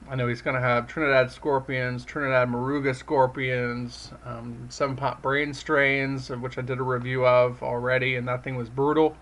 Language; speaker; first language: English; native; English